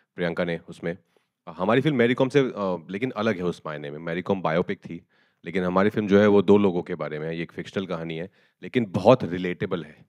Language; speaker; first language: Hindi; native; Hindi